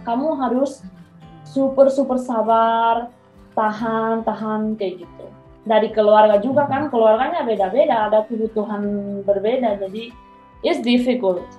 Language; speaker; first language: Indonesian; non-native, fluent; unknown